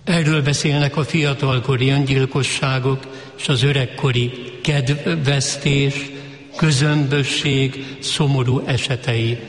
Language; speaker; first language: Hungarian; native; Hungarian